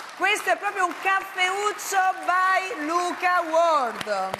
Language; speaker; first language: Italian; native; Italian